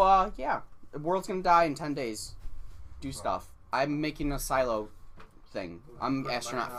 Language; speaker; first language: English; native; English